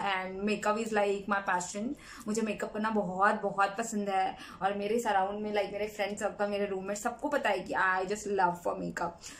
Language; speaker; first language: Hindi; native; Hindi